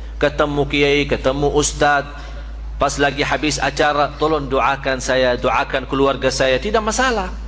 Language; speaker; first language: Malay; non-native, fluent; Arabic